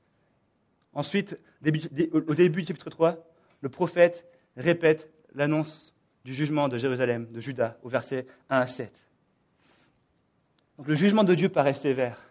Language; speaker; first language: French; native; French